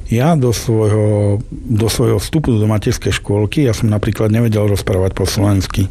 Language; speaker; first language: Slovak; non-native, local second language; Romany